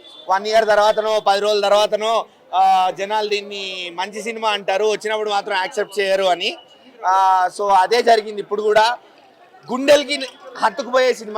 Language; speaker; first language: Telugu; native; Telugu